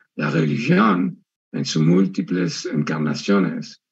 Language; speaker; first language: Spanish; non-native, fluent; French